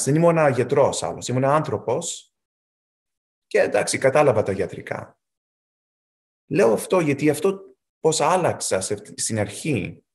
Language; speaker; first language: Greek; early bilingual, heritage; Greek